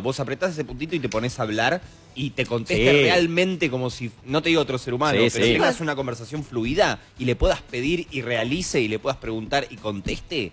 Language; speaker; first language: Spanish; native; Spanish